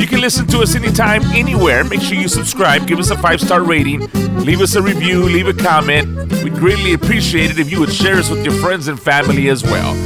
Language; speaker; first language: English; early bilingual, other home language; Spanish